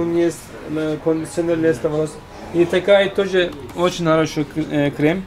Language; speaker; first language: Russian; non-native, learner; Turkish